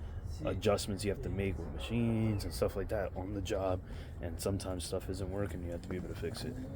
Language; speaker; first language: English; native; English